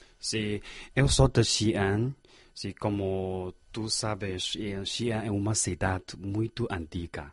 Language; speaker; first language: Portuguese; non-native, fluent; Chinese